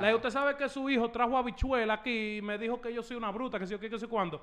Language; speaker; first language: Spanish; early bilingual, heritage; Spanish